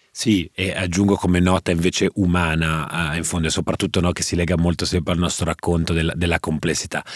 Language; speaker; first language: Italian; native; Italian